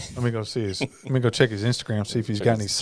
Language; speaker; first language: English; native; English